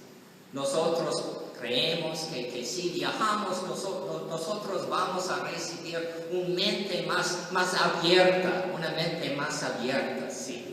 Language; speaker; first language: Spanish; non-native, learner; English